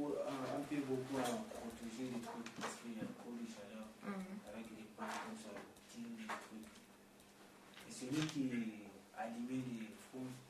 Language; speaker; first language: French; non-native, learner; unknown